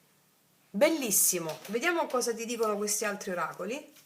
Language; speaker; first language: Italian; native; Italian